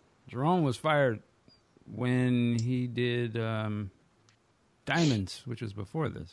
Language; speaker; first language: English; native; English